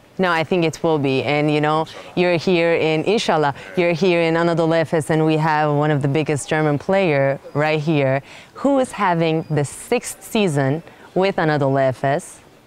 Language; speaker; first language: English; non-native, fluent; Turkish